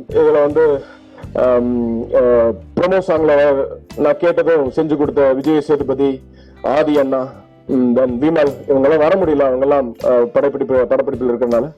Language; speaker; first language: Tamil; native; Tamil